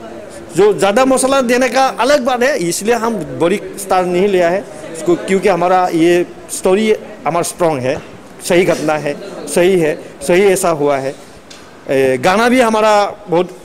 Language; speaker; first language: Hindi; non-native, local second language; Assamese